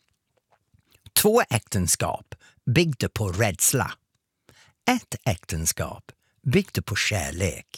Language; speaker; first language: Swedish; non-native, fluent; English